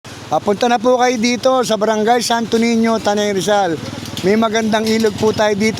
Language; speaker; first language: Filipino; native; Filipino